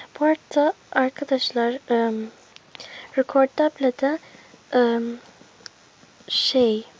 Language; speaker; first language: Turkish; early bilingual, heritage; Turkish